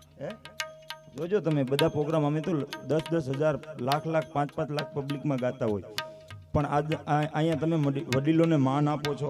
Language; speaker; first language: Gujarati; native; Gujarati